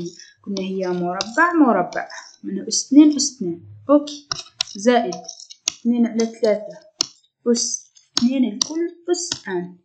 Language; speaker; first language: Arabic; native; Arabic